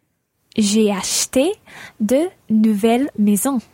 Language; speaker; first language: French; non-native, learner; English